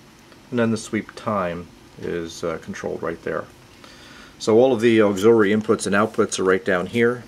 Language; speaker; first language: English; native; English